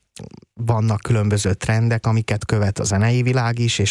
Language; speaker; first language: Hungarian; native; Hungarian